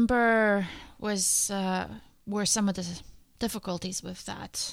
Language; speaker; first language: English; non-native, fluent; German